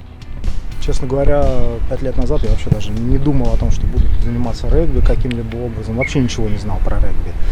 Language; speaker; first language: Russian; native; Russian